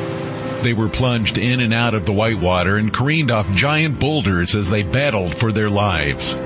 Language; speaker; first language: English; native; English